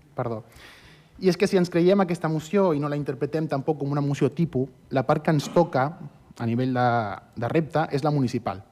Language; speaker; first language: Catalan; early bilingual, other home language; Spanish